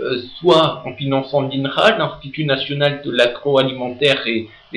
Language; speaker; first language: French; native; French